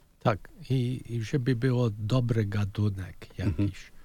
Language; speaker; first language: Polish; early bilingual, heritage; Polish